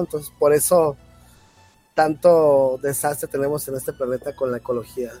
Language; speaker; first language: Spanish; native; Spanish